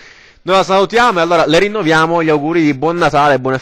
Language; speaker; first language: Italian; native; Italian